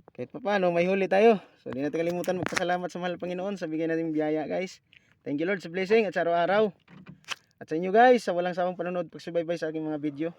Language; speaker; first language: Filipino; non-native, local second language; Cebuano